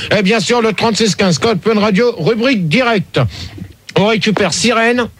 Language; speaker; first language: French; native; French